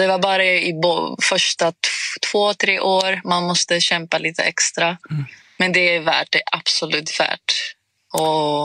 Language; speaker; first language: Swedish; non-native, fluent; Greek